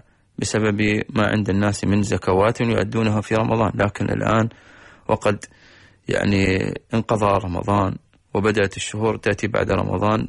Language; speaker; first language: Arabic; native; Arabic